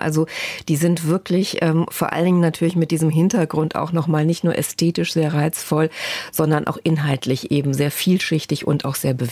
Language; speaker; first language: German; native; German